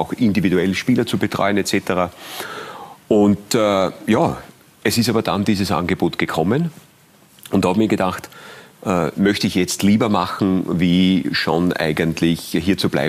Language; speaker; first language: German; native; German